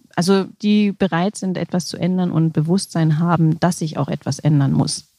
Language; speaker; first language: German; native; German